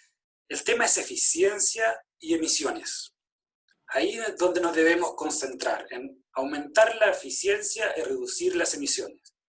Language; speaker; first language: Spanish; native; Spanish